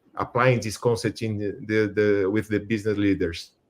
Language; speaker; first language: English; non-native, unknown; Portuguese